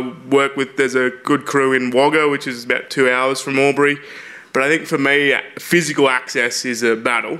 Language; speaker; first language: English; native; English